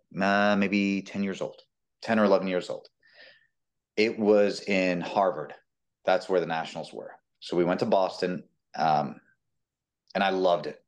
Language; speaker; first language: English; early bilingual, other home language; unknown